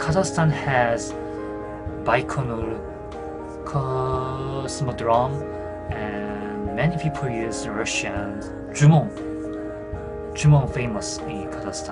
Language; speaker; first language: English; non-native, learner; Korean